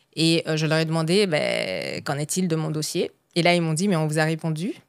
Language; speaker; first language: French; native; French